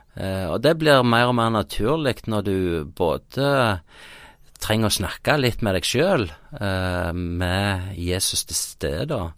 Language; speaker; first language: Norwegian; native; Norwegian